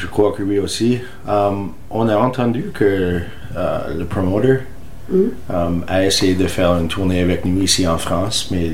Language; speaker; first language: French; non-native, learner; English